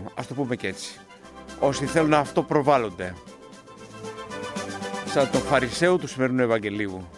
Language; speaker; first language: Greek; native; Greek